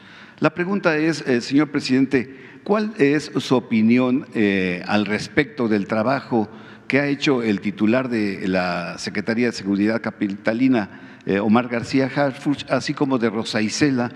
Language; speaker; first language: Spanish; native; Spanish